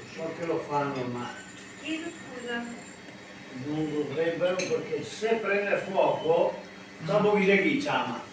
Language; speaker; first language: Italian; non-native, learner; Ukrainian